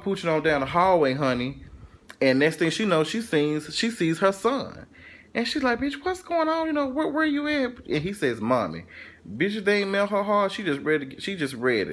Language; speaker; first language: English; native; English